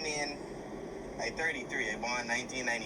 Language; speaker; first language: English; native; English